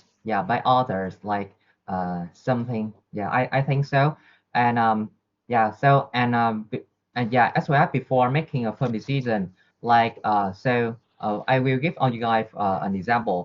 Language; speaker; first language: English; non-native, learner; Vietnamese